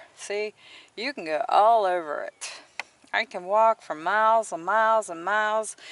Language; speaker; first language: English; native; English